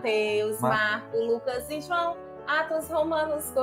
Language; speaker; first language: Portuguese; native; Portuguese